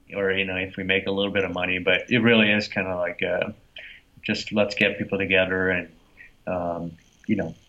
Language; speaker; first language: English; non-native, fluent; Portuguese